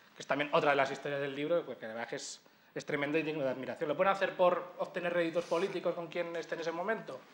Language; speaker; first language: Spanish; native; Spanish